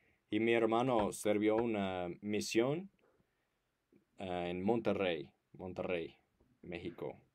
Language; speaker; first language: Spanish; non-native, fluent; English